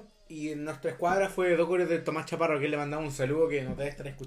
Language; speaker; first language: Spanish; native; Spanish